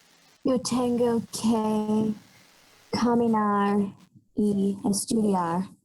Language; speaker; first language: Spanish; non-native, learner; English